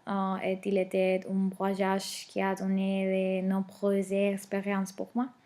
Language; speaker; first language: French; non-native, learner; Spanish